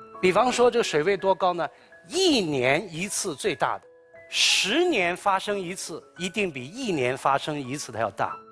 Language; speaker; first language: Chinese; native; Chinese